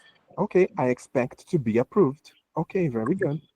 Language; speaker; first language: English; non-native, fluent; Portuguese